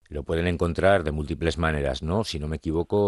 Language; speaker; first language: Spanish; native; Spanish